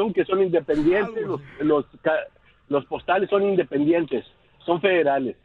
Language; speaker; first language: Spanish; native; Spanish